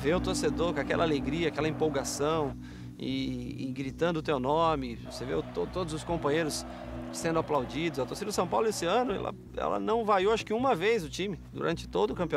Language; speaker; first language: Portuguese; native; Portuguese